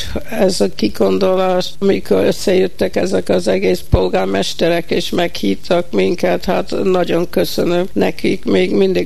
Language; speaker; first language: Hungarian; early bilingual, heritage; Hungarian